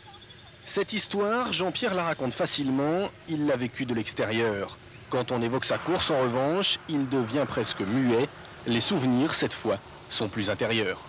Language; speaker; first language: French; native; French